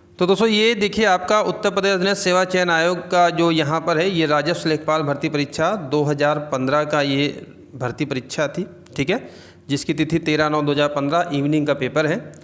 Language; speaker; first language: Hindi; native; Hindi